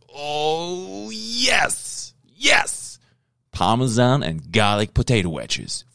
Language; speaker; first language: English; non-native, fluent; German